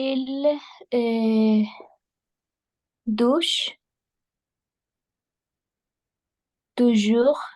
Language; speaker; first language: French; non-native, learner; Spanish